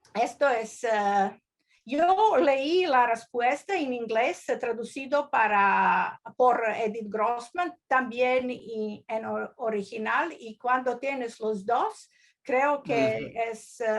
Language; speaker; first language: Spanish; non-native, learner; Croatian